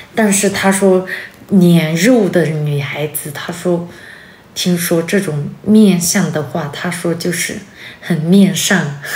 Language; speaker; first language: Chinese; non-native, local second language; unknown